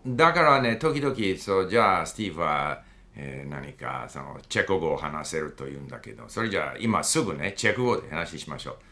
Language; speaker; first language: Japanese; non-native, fluent; English